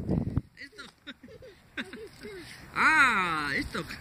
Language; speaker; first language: Spanish; native; Spanish